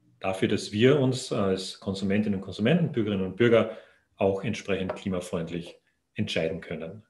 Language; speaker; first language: German; native; German